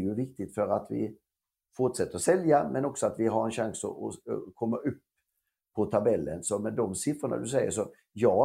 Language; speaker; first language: Swedish; native; Swedish